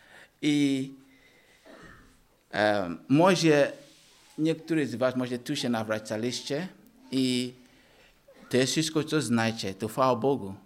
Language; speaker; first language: Polish; non-native, learner; Ukrainian